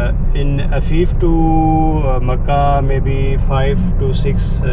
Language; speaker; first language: English; non-native, learner; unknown